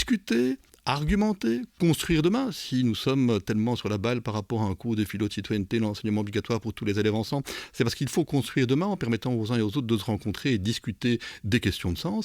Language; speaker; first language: French; native; French